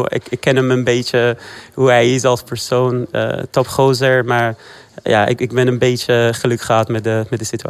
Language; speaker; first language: Dutch; early bilingual, other home language; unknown